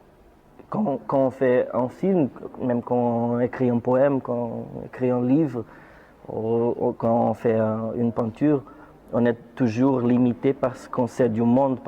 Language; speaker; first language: French; non-native, fluent; Portuguese